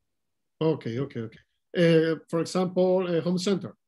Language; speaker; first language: English; non-native, learner; Spanish